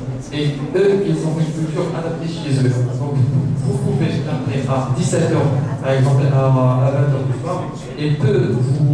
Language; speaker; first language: French; non-native, local second language; Arabic